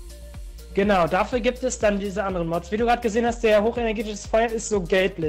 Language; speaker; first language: German; native; German